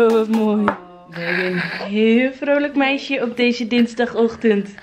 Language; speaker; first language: Dutch; native; Dutch